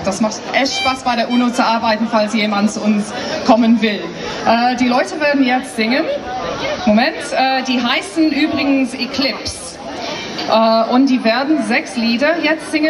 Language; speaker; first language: German; non-native, fluent; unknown